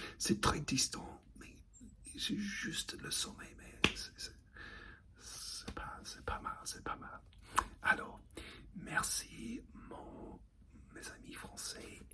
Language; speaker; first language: French; non-native, learner; English